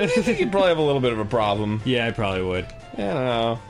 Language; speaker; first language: English; native; English